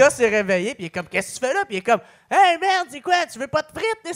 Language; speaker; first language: French; native; French